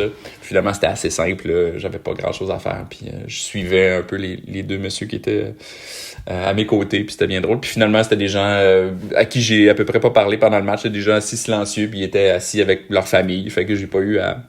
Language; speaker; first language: French; native; French